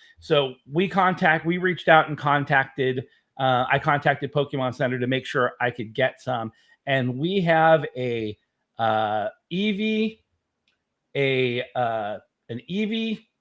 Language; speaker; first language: English; native; English